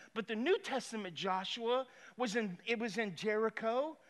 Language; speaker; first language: English; native; English